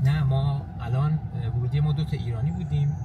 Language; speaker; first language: Persian; native; Persian